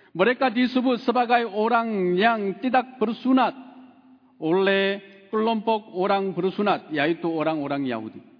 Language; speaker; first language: Indonesian; non-native, fluent; Korean